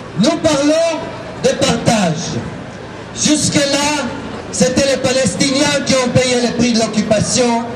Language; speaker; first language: French; non-native, fluent; Hebrew